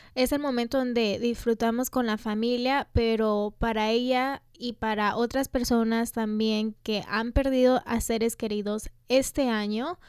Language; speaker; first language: Spanish; early bilingual, heritage; Spanish